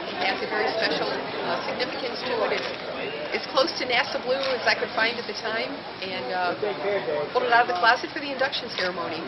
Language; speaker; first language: English; native; English